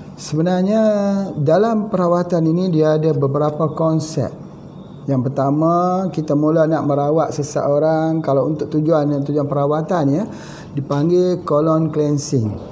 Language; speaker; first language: Malay; native; Malay